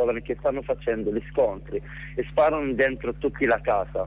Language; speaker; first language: Italian; non-native, learner; Arabic